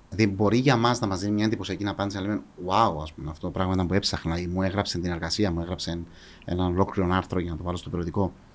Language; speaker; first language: Greek; native; Greek